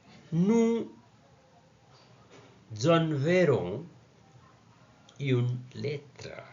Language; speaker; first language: French; non-native, learner; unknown